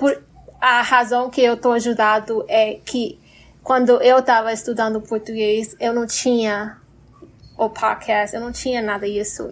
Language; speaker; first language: Portuguese; non-native, fluent; English